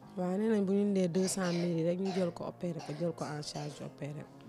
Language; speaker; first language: Wolof; non-native, local second language; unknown